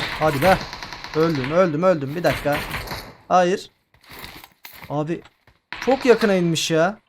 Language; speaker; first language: Turkish; native; Turkish